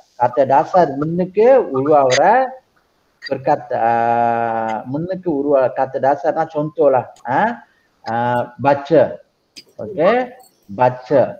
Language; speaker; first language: Malay; non-native, local second language; Tamil